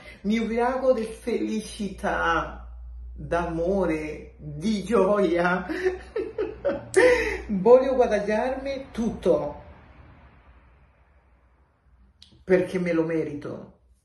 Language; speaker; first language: Italian; non-native, local second language; Spanish